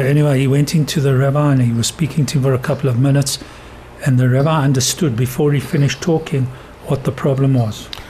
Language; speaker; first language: English; native; English